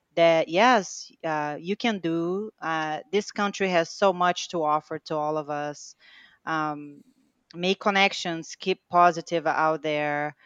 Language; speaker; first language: English; non-native, fluent; Portuguese